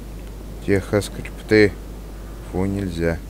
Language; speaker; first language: Russian; native; Russian